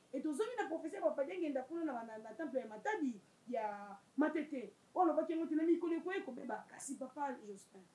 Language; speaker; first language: Lingala; native; Lingala